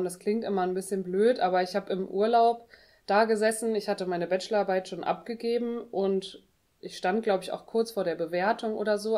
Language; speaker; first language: German; native; German